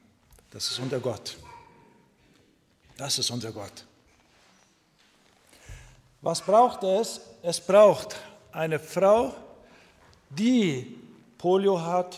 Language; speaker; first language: German; non-native, fluent; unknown